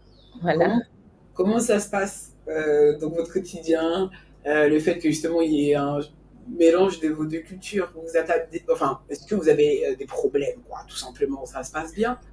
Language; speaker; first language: French; native; French